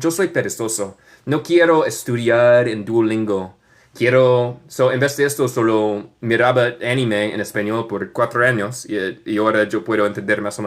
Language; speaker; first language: Spanish; non-native, learner; English